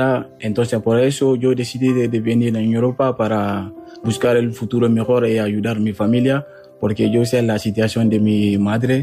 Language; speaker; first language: Spanish; non-native, learner; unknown